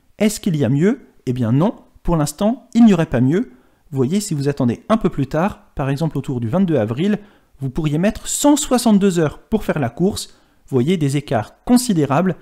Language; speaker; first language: French; native; French